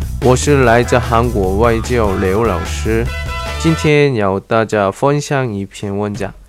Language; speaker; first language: Chinese; non-native, learner; Korean